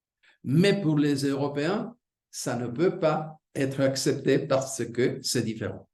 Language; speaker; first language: French; non-native, fluent; Spanish